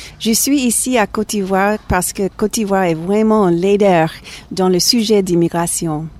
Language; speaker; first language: French; non-native, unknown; English